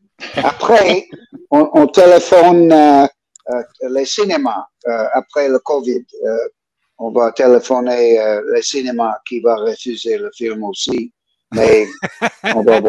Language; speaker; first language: French; non-native, fluent; English